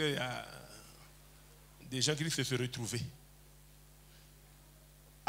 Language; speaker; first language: French; native; French